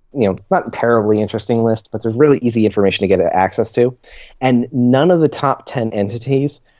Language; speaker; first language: English; native; English